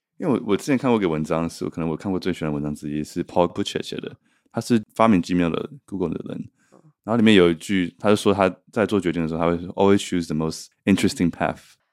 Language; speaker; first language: Chinese; native; Chinese